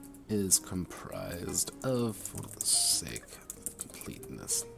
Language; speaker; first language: English; native; English